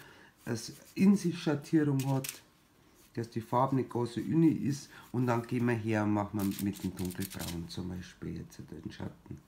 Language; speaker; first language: German; native; German